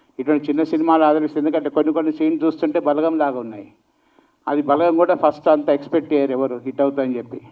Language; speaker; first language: Telugu; native; Telugu